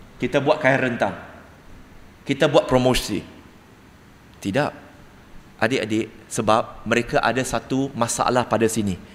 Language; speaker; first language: Malay; non-native, local second language; Cantonese